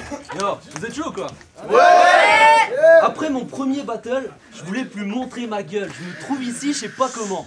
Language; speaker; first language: French; native; French